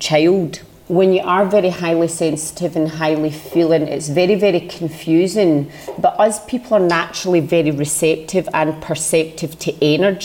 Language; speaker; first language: English; native; English